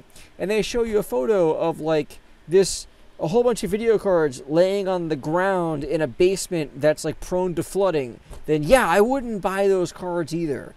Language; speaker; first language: English; native; English